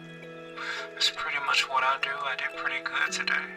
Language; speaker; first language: English; native; English